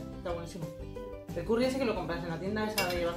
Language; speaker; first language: Spanish; native; Spanish